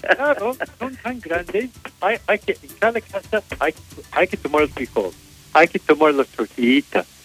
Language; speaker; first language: Spanish; non-native, fluent; English